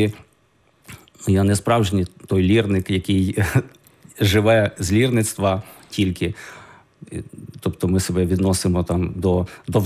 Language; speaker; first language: Ukrainian; native; Ukrainian